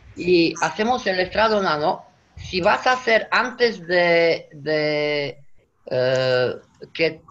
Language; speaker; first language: Spanish; non-native, fluent; Romanian